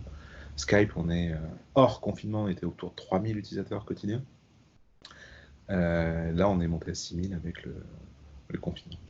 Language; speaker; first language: French; native; French